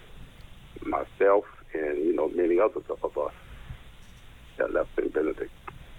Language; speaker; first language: English; native; English